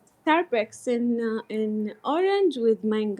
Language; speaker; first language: English; non-native, learner; Arabic